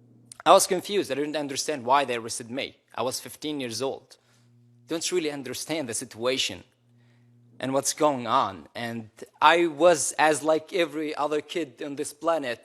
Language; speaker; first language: English; non-native, local second language; Arabic